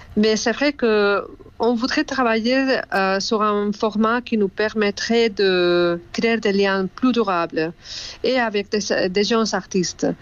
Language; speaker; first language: French; non-native, fluent; Spanish